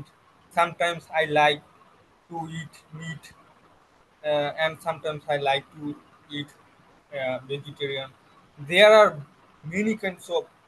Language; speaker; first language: English; non-native, learner; Bangla